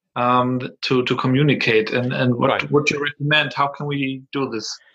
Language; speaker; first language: English; non-native, fluent; German